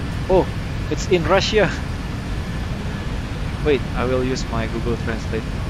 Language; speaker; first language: English; non-native, fluent; Indonesian